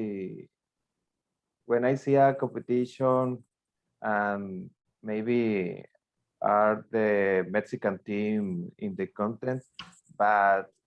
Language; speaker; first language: English; non-native, learner; Spanish